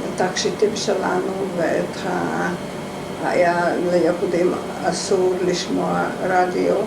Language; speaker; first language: Hebrew; non-native, fluent; Hungarian